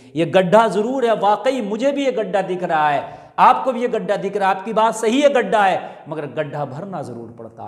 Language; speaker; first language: Urdu; native; Urdu